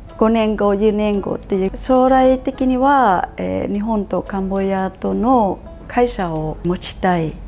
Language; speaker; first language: Japanese; non-native, fluent; Khmer